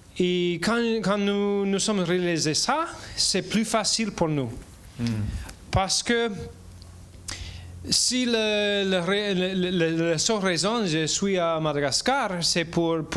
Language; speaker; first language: French; non-native, learner; English